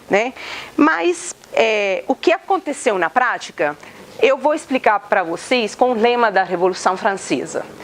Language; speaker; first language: Portuguese; non-native, fluent; Italian